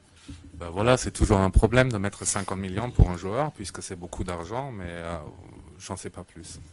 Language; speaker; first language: French; native; French